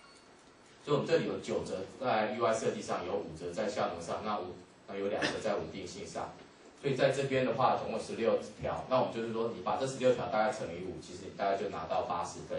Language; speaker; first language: Chinese; native; Chinese